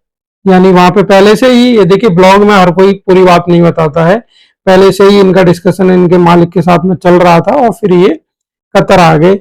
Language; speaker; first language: Hindi; native; Hindi